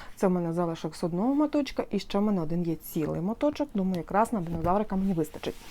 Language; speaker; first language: Ukrainian; non-native, local second language; Russian